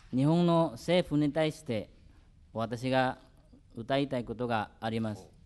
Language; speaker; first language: Japanese; non-native, fluent; Indonesian